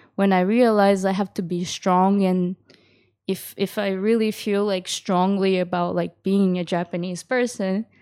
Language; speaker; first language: English; early bilingual, other home language; Japanese